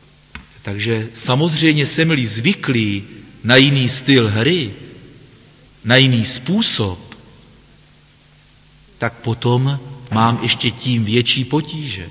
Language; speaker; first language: Czech; native; Czech